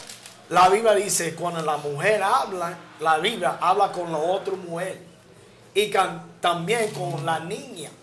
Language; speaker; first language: Spanish; non-native, learner; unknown